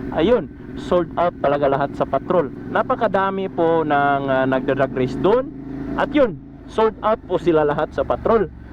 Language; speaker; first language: Filipino; non-native, local second language; Cebuano